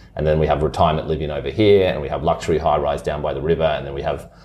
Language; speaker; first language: English; native; English